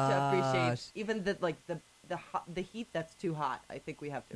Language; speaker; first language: English; non-native, fluent; Polish